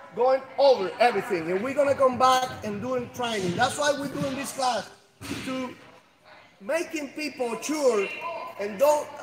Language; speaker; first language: English; non-native, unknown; Spanish